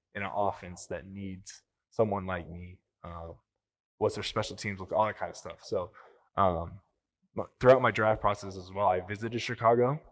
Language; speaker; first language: English; native; English